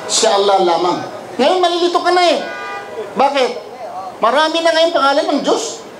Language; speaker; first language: Filipino; non-native, local second language; Cebuano